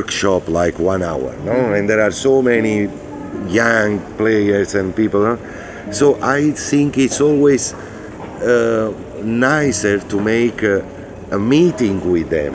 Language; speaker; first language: English; non-native, fluent; Italian